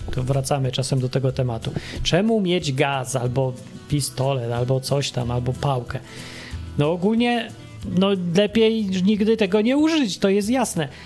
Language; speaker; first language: Polish; native; Polish